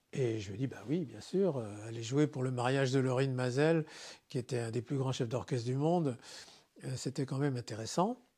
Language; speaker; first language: French; native; French